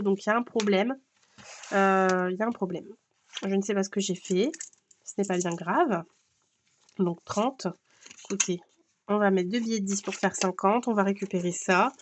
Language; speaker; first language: French; native; French